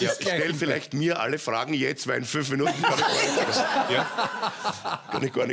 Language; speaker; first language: German; native; German